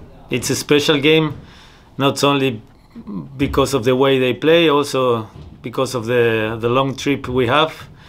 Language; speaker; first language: English; non-native, fluent; Spanish